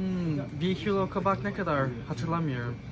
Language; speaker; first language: Turkish; non-native, learner; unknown